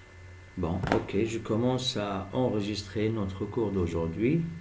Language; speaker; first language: French; non-native, fluent; Arabic